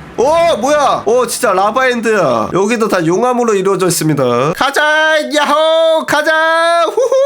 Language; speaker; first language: Korean; native; Korean